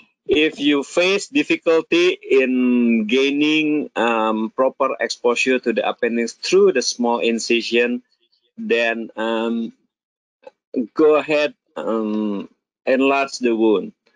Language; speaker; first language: English; non-native, fluent; Indonesian